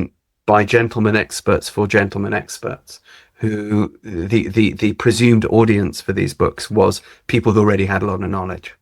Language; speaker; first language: English; native; English